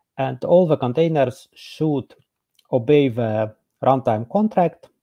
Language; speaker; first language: English; non-native, fluent; Estonian